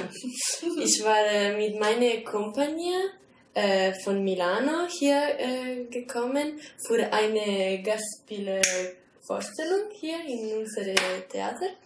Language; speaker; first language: German; non-native, learner; Italian